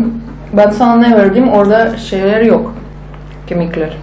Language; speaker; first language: Turkish; non-native, learner; Russian